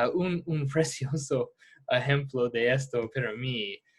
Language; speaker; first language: Spanish; non-native, fluent; English